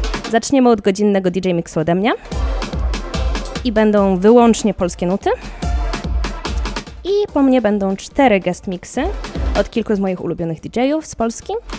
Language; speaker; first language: Polish; early bilingual, heritage; Polish